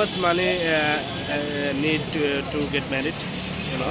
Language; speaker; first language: English; non-native, learner; Bangla